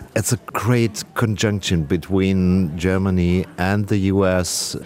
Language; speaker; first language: English; non-native, fluent; German